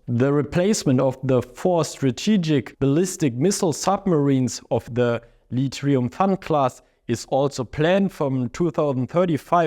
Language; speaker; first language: English; non-native, fluent; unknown